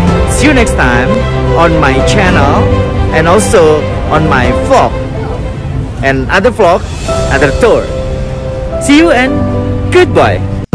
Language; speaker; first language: English; non-native, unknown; Indonesian